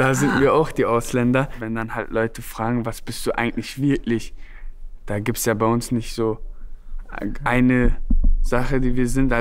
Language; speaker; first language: German; early bilingual, other home language; Turkish